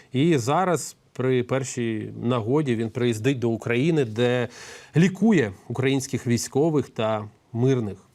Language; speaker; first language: Ukrainian; native; Ukrainian